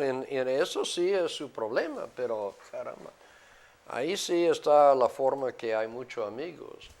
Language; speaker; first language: Spanish; non-native, fluent; English